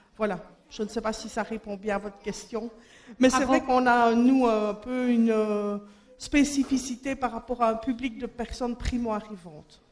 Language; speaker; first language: French; native; French